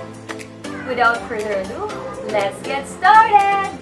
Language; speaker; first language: English; non-native, local second language; Aklanon